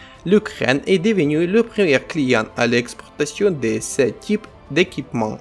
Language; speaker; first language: French; non-native, fluent; Ukrainian